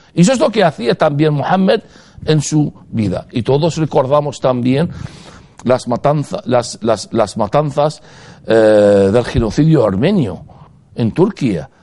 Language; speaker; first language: Spanish; non-native, fluent; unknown